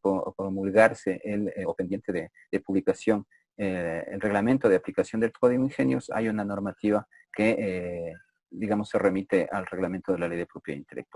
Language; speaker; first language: Spanish; native; Spanish